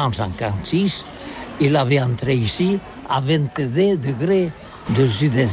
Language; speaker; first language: French; non-native, learner; Catalan